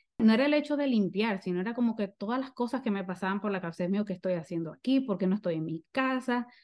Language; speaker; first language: Spanish; native; Spanish